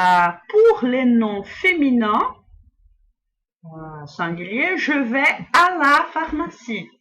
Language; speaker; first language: French; non-native, fluent; Portuguese